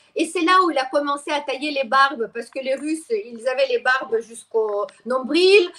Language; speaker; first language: French; non-native, fluent; Russian